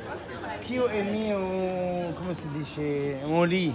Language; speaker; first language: Italian; non-native, learner; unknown